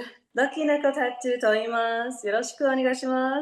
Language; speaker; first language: Japanese; non-native, learner; English